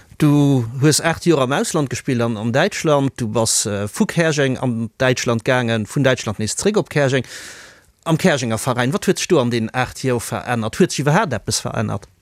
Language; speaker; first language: Luxembourgish; native; Luxembourgish